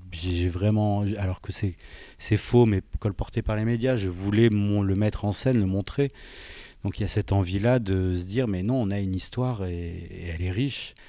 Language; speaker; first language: French; native; French